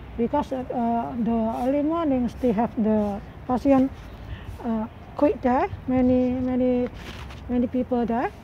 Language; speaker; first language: English; non-native, learner; Indonesian